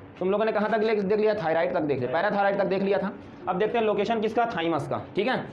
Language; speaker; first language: Hindi; native; Hindi